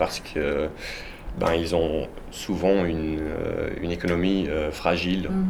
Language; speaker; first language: French; non-native, learner; Italian